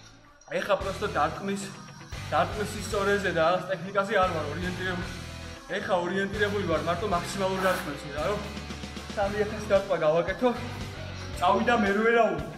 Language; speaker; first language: Georgian; native; Georgian